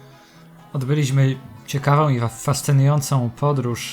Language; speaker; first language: Polish; native; Polish